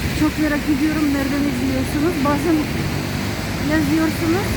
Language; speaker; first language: Turkish; non-native, fluent; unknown